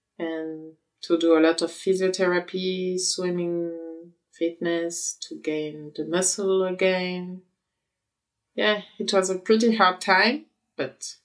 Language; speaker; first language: English; non-native, fluent; French